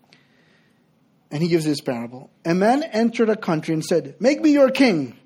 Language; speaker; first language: English; non-native, fluent; Spanish